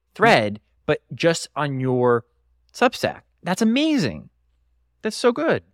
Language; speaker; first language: English; native; English